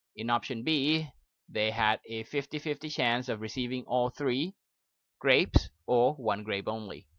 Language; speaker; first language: English; non-native, fluent; Thai